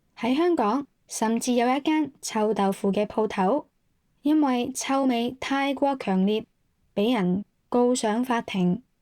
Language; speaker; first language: Cantonese; native; Cantonese